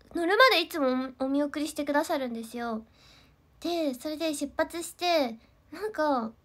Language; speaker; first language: Japanese; native; Japanese